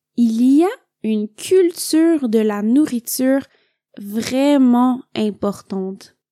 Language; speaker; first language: French; native; French